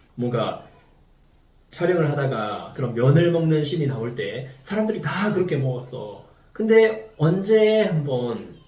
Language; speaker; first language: Korean; native; Korean